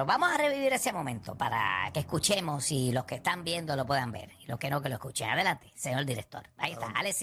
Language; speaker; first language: Spanish; native; Spanish